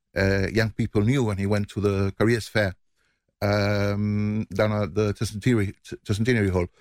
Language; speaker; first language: English; non-native, fluent; Spanish